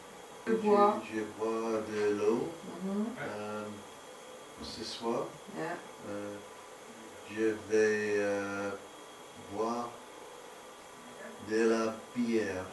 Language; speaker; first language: French; non-native, learner; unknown